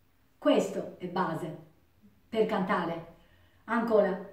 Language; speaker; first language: Italian; non-native, learner; Japanese